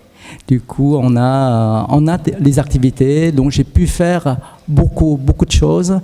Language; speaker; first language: French; early bilingual, other home language; Vietnamese